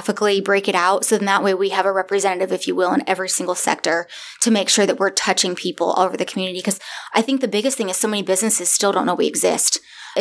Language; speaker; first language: English; native; English